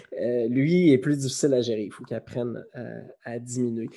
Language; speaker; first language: French; native; French